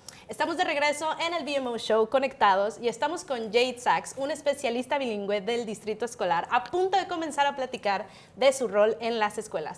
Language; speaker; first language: Spanish; native; Spanish